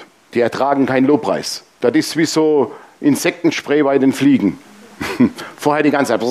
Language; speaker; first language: German; native; German